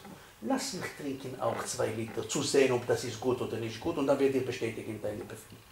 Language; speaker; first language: German; non-native, fluent; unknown